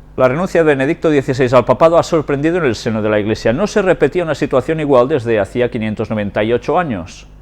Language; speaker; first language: Spanish; non-native, local second language; Catalan